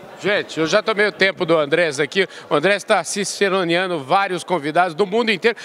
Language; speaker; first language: Portuguese; native; Portuguese